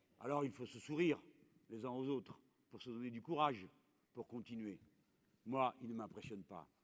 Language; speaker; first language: French; native; French